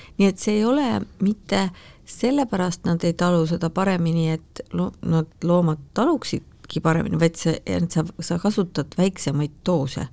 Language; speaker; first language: Estonian; native; Estonian